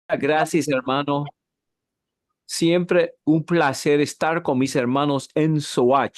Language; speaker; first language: Spanish; non-native, fluent; English